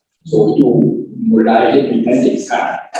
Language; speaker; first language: Indonesian; non-native, learner; German